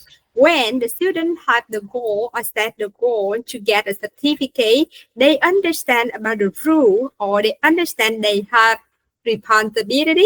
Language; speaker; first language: English; non-native, fluent; Vietnamese